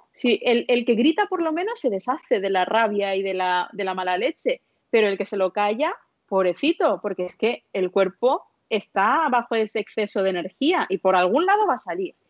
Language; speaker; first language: Spanish; early bilingual, other home language; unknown